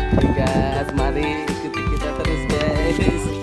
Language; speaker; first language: Indonesian; non-native, local second language; Minangkabau